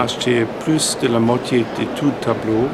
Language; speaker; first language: French; non-native, fluent; German